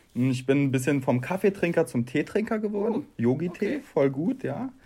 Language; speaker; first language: German; native; German